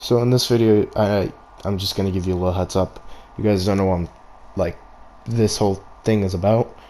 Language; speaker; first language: English; native; English